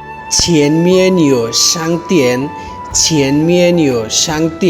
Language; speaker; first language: Chinese; non-native, learner; Bangla